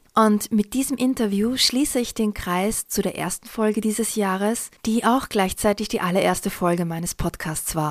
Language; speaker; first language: German; native; German